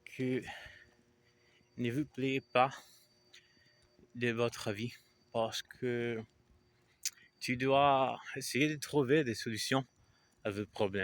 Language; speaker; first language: French; non-native, learner; Portuguese